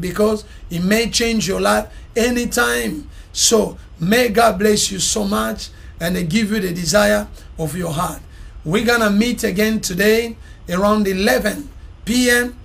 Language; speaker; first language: English; non-native, fluent; Lingala